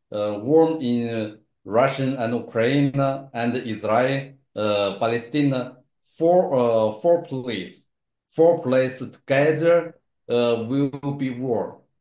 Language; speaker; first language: English; non-native, learner; Chinese